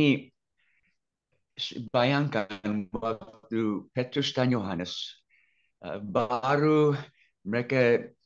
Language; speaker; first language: Indonesian; non-native, fluent; English